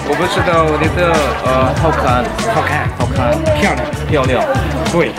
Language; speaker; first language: Chinese; non-native, learner; Indonesian